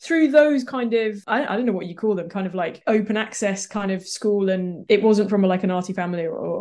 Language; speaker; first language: English; native; English